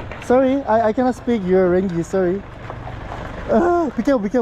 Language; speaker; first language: English; non-native, learner; Korean